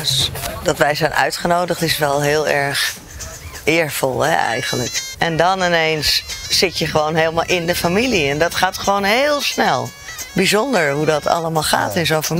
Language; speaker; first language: Dutch; native; Dutch